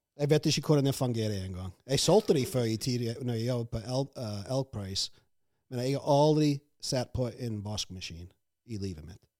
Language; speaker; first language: Norwegian; non-native, fluent; English